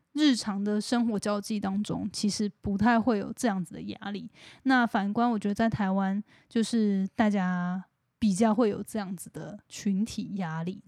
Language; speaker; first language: Chinese; native; Chinese